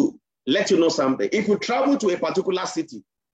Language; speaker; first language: English; non-native, local second language; Yoruba